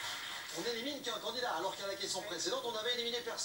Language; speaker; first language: French; native; French